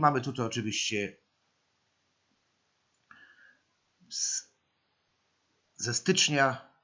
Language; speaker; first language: Polish; native; Polish